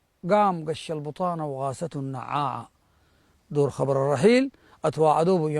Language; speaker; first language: Arabic; native; Arabic